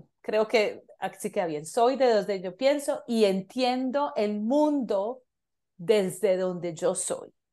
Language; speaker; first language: Spanish; native; Spanish